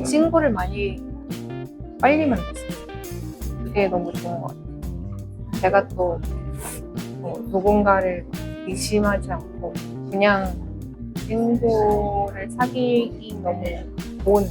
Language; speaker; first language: Korean; non-native, fluent; Mongolian